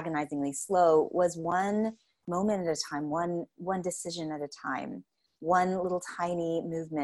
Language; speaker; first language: English; native; English